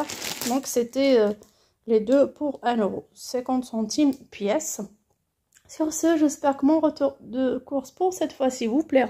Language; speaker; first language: French; native; French